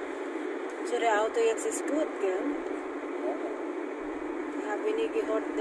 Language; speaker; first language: German; non-native, learner; Filipino